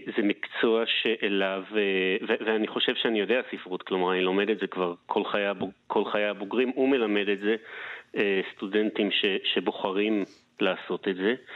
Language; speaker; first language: Hebrew; native; Hebrew